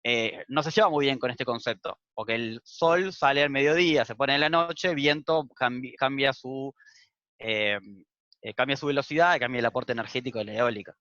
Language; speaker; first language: Spanish; native; Spanish